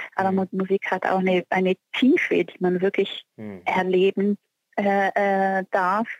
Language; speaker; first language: German; non-native, fluent; Portuguese